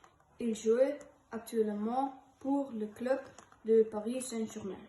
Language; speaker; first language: French; non-native, learner; Dutch